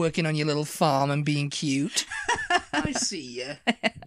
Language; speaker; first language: English; native; English